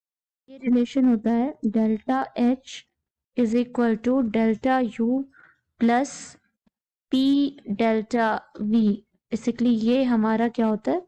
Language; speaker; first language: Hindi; native; Hindi